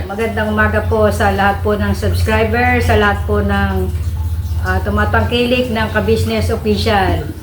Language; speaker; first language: Filipino; native; Filipino